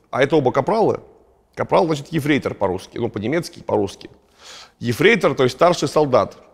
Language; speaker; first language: Russian; native; Russian